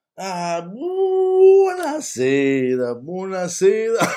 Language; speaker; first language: Italian; native; Italian